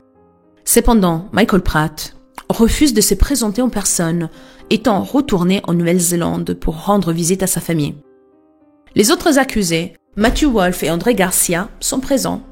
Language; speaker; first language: French; native; French